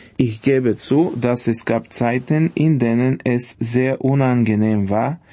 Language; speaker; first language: German; non-native, fluent; Bulgarian